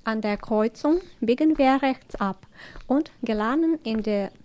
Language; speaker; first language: German; non-native, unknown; Russian